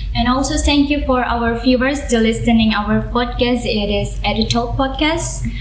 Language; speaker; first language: English; non-native, learner; Indonesian